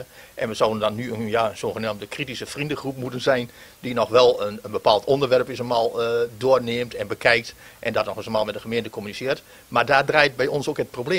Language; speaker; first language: Dutch; native; Dutch